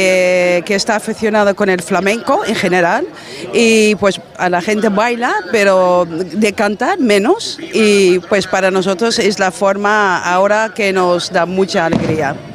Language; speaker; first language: Spanish; non-native, fluent; Dutch